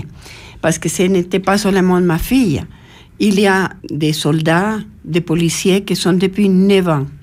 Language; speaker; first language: French; non-native, fluent; Spanish